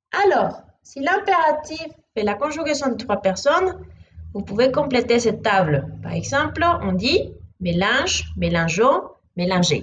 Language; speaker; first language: French; non-native, fluent; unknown